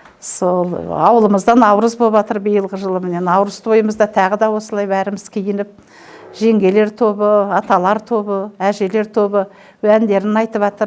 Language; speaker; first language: Kazakh; native; Kazakh